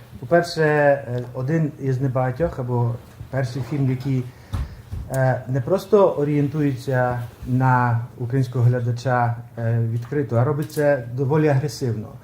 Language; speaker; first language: Ukrainian; early bilingual, heritage; Ukrainian